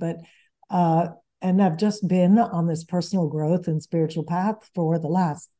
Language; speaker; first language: English; early bilingual, other home language; Spanish